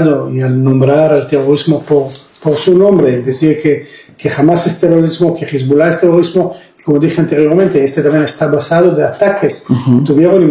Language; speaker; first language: Spanish; non-native, fluent; Hebrew